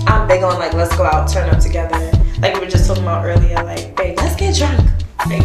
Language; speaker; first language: English; native; English